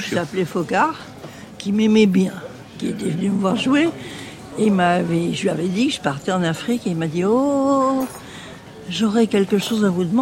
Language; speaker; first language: French; native; French